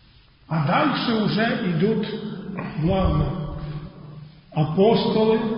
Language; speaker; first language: Russian; non-native, fluent; Polish